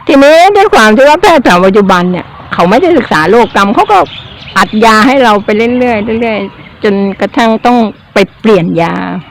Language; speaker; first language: Thai; native; Thai